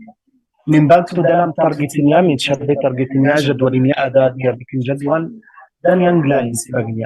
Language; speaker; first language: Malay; non-native, learner; Arabic